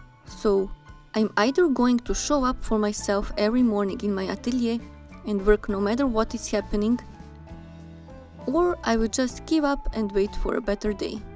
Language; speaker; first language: English; non-native, fluent; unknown